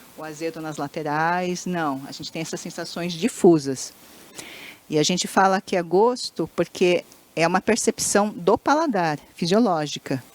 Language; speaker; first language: Portuguese; native; Portuguese